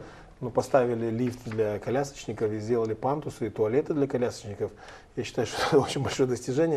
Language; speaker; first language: Russian; non-native, local second language; Gagauz